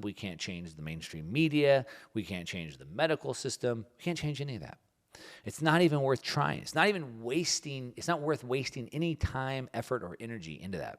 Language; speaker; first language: English; native; English